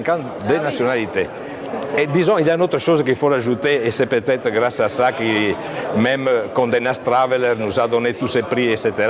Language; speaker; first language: French; non-native, fluent; Italian